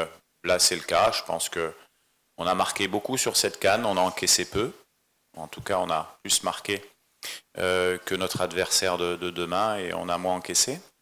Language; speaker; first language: French; native; French